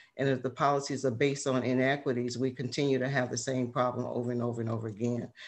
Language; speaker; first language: English; native; English